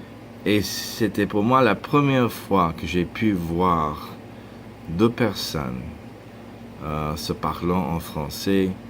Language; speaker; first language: French; non-native, fluent; English